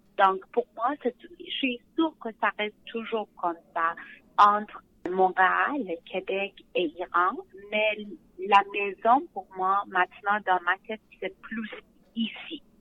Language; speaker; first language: French; non-native, learner; Persian